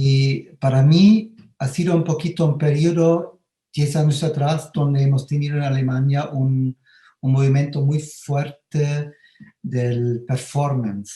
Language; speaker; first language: Spanish; non-native, fluent; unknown